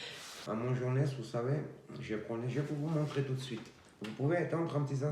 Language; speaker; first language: French; non-native, fluent; Georgian